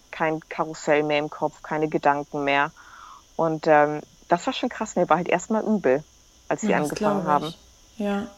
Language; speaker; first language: German; native; German